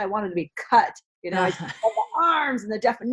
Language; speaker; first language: English; native; English